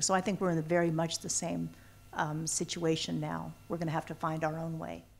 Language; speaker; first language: English; native; English